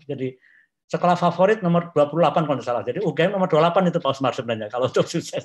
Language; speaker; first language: Indonesian; non-native, local second language; Javanese